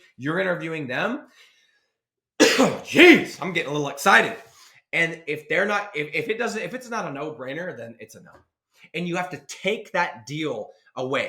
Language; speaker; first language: English; native; English